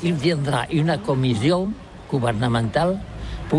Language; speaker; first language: French; non-native, learner; Catalan